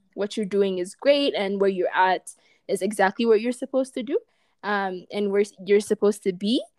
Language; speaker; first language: English; non-native, fluent; Amharic